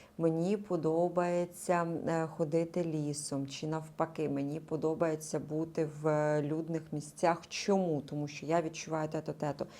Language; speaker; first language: Ukrainian; native; Ukrainian